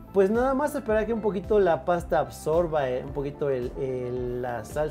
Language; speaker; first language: Spanish; native; Spanish